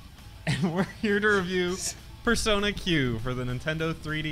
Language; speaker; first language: English; native; English